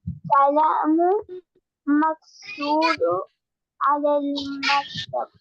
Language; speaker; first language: Arabic; non-native, learner; Urdu